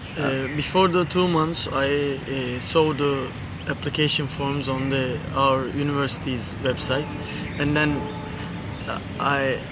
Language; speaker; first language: English; non-native, learner; Turkish